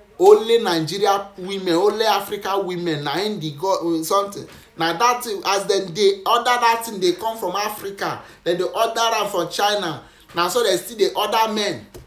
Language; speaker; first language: Nigerian Pidgin; native; Nigerian Pidgin